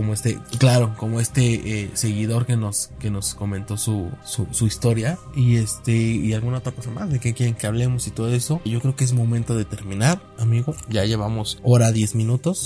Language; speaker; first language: Spanish; native; Spanish